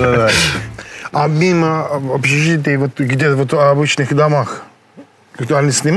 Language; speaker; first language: Russian; non-native, fluent; Finnish